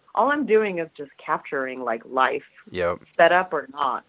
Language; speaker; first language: English; early bilingual, other home language; Polish